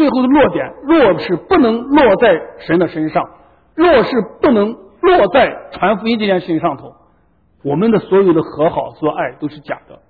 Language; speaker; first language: Chinese; native; Chinese